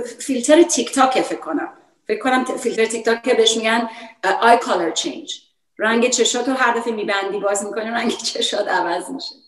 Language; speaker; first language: Persian; early bilingual, heritage; Persian